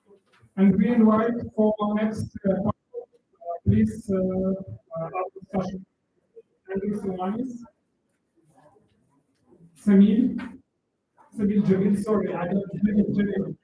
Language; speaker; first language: English; non-native, learner; Russian